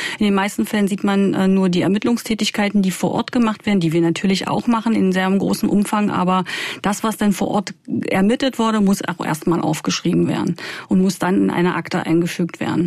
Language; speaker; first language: German; native; German